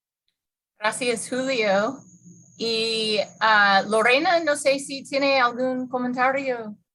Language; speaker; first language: Spanish; non-native, fluent; English